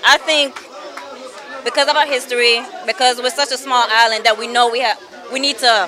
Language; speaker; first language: English; native; English